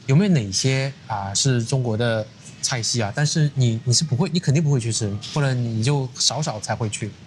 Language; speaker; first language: Chinese; native; Chinese